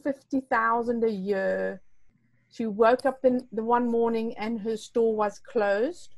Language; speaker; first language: English; non-native, local second language; Afrikaans